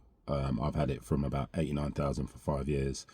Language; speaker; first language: English; native; English